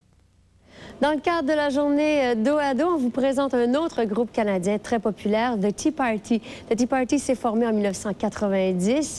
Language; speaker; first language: French; native; French